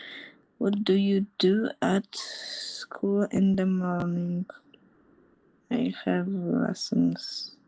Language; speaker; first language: English; non-native, learner; Polish